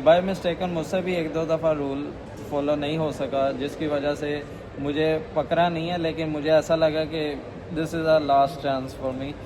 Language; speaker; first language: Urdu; non-native, local second language; Punjabi